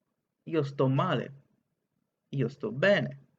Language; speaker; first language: Italian; non-native, fluent; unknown